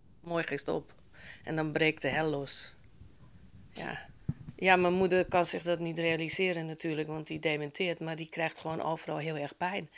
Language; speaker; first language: Dutch; native; Dutch